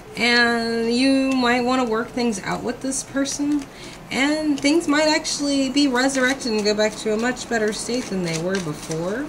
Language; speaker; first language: English; native; English